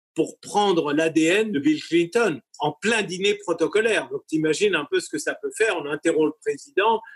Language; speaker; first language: French; native; French